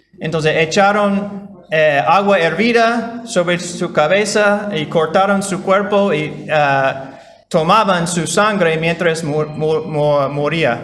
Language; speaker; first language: Spanish; non-native, fluent; English